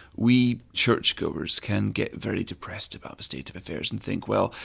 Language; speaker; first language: English; native; English